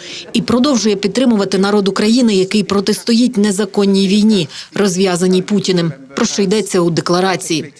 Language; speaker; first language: Ukrainian; native; Ukrainian